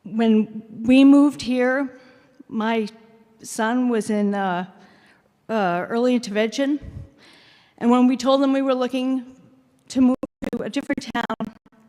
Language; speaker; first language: English; early bilingual, other home language; Finnish